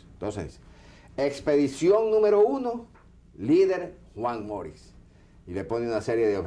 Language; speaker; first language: Spanish; native; Spanish